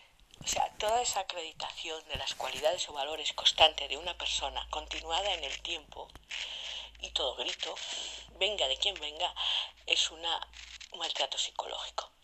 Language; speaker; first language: Spanish; native; Spanish